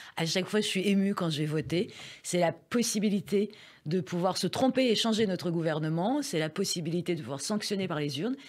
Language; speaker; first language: French; early bilingual, other home language; Persian